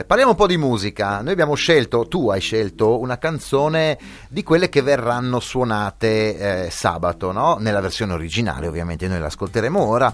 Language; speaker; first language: Italian; native; Italian